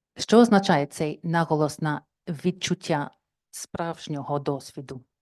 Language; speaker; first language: Ukrainian; non-native, fluent; English